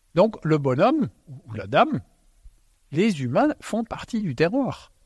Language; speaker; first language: French; non-native, local second language; Swiss German